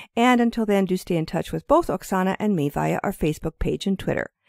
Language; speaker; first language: English; early bilingual, other home language; Ukrainian